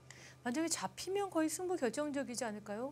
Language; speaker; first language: Korean; native; Korean